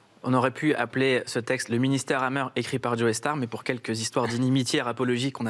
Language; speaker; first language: French; native; French